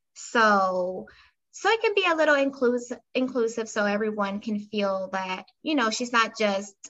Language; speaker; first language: English; non-native, fluent; Spanish